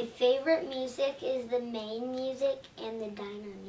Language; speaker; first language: English; native; English